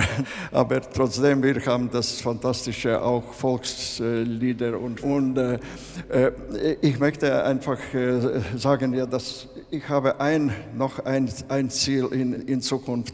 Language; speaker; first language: German; non-native, learner; Latvian